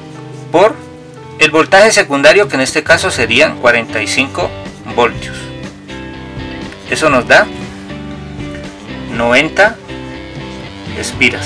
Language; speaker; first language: Spanish; native; Spanish